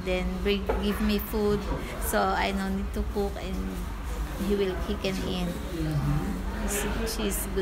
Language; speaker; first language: English; non-native, local second language; Filipino